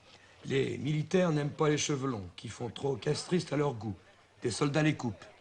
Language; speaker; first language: French; native; French